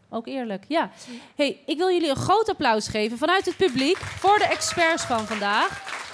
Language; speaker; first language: Dutch; native; Dutch